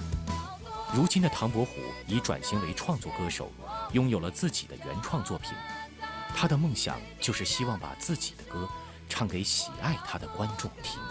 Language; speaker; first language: Chinese; native; Chinese